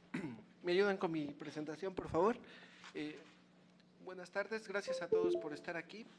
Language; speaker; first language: Spanish; native; Spanish